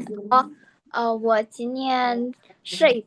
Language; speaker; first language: Chinese; non-native, learner; Indonesian